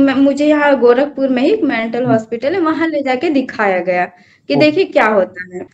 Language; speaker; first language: Hindi; native; Hindi